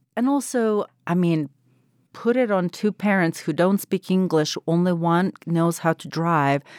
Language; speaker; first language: English; non-native, fluent; Ukrainian